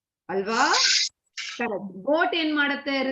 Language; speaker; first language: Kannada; non-native, learner; Tamil